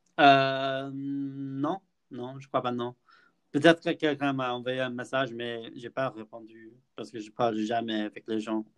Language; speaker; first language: French; non-native, fluent; English